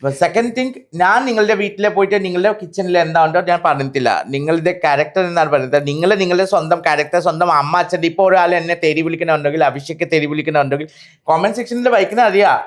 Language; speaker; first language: Malayalam; non-native, local second language; Assamese